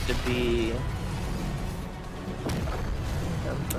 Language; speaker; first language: English; native; English